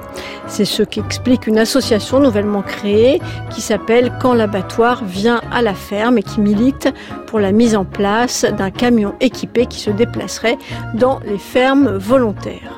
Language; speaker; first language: French; native; French